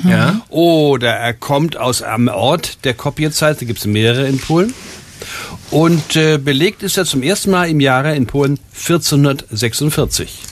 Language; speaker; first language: German; native; German